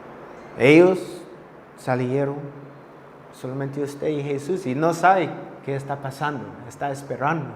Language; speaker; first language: Spanish; non-native, fluent; English